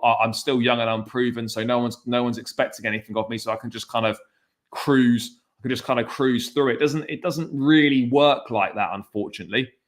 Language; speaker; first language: English; native; English